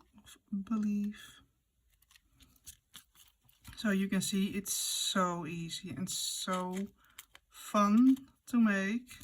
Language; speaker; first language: English; non-native, fluent; Dutch